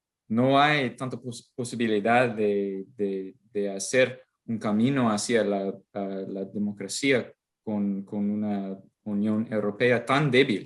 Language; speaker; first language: Spanish; non-native, fluent; English